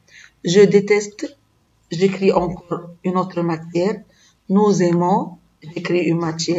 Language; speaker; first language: French; non-native, fluent; Arabic